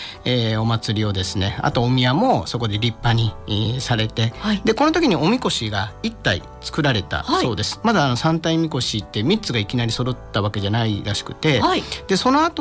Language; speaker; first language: Japanese; native; Japanese